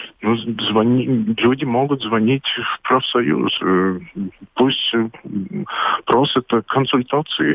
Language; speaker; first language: Russian; non-native, local second language; Latvian